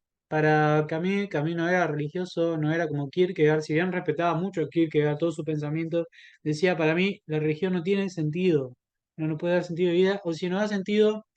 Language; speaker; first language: Spanish; native; Spanish